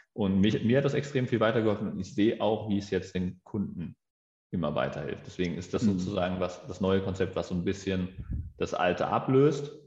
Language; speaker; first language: German; native; German